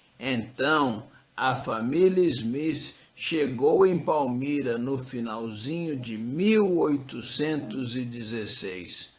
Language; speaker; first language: Portuguese; non-native, fluent; English